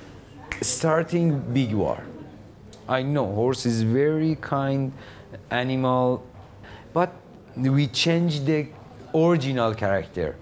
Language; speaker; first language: English; non-native, learner; Persian